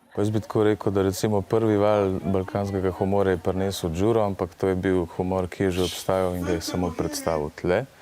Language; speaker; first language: Slovenian; early bilingual, other home language; Serbian